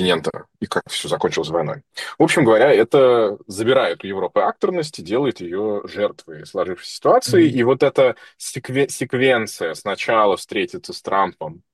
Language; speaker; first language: Russian; native; Russian